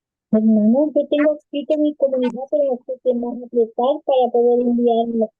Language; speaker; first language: Spanish; native; Spanish